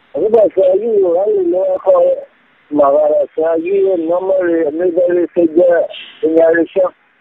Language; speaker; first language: Burmese; native; Burmese